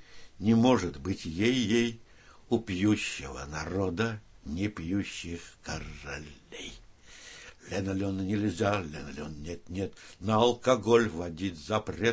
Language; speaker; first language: Russian; native; Russian